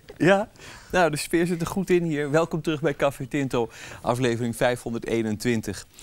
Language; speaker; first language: Dutch; native; Dutch